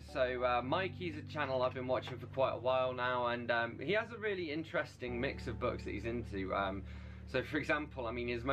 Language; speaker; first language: English; native; English